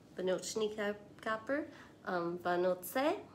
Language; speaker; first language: Czech; non-native, learner; English